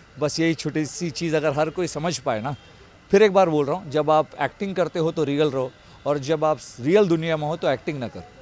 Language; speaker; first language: Hindi; non-native, local second language; Tulu